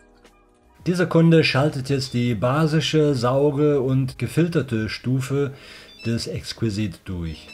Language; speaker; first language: German; native; German